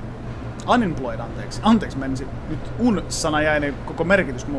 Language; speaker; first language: Finnish; native; Finnish